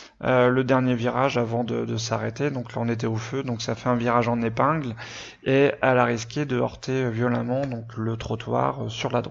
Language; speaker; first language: French; native; French